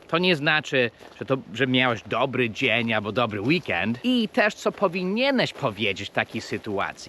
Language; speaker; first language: Polish; non-native, fluent; English